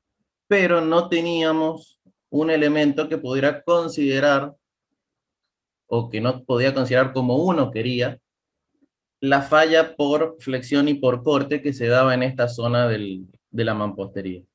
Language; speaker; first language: Spanish; native; Spanish